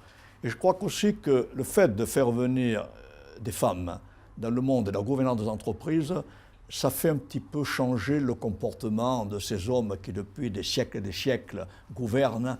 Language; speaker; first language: French; native; French